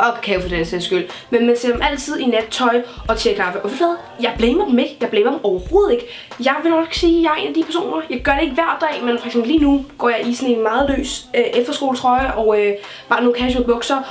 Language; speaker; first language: Danish; native; Danish